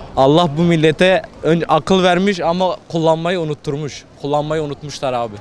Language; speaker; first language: Turkish; native; Turkish